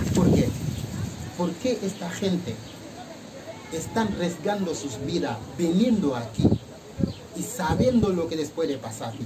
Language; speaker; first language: Spanish; non-native, fluent; Wolof